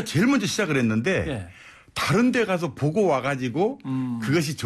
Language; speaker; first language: Korean; native; Korean